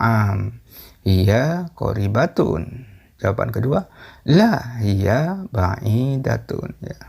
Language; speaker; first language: Arabic; non-native, fluent; Indonesian